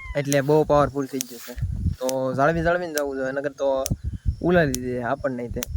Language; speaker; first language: Gujarati; native; Gujarati